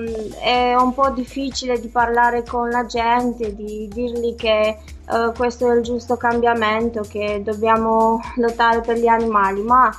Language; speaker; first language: Italian; non-native, fluent; Romanian